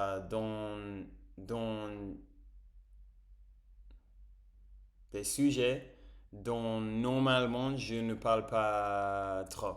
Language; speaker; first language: French; non-native, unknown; English